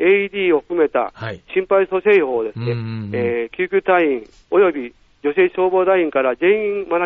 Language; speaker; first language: Japanese; native; Japanese